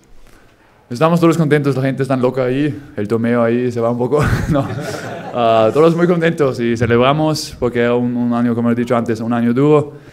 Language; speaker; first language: Spanish; non-native, fluent; German